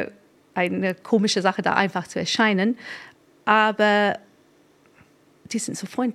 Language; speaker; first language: German; non-native, fluent; English